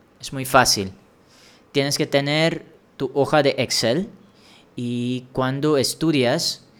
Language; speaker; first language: Spanish; non-native, fluent; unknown